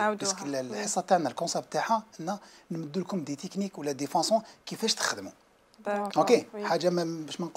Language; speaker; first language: Arabic; native; Arabic